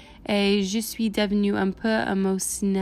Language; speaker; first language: French; non-native, learner; English